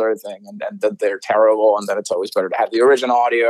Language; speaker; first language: English; non-native, fluent; Spanish